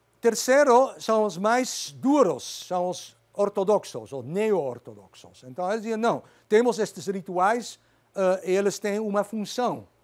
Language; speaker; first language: Portuguese; non-native, fluent; Dutch